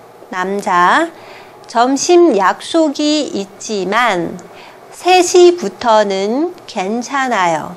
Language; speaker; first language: Korean; non-native, fluent; Chinese